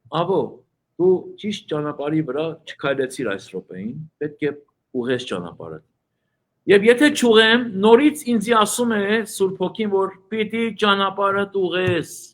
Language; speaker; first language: Armenian; early bilingual, heritage; Armenian